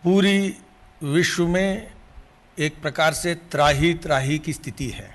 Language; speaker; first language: Hindi; non-native, local second language; Telugu